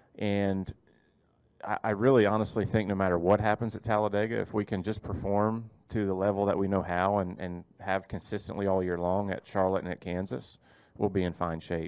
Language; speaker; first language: English; native; English